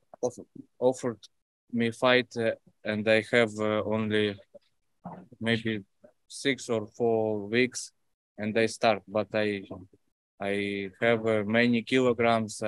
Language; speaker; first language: English; non-native, learner; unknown